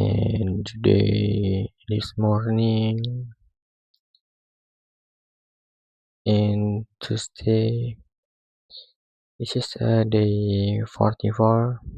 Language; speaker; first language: English; non-native, learner; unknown